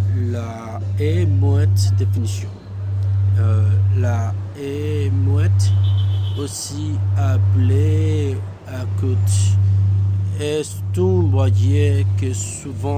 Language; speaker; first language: French; non-native, learner; Spanish